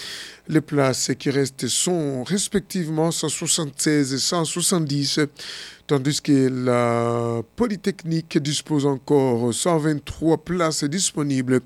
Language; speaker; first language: French; non-native, local second language; Rundi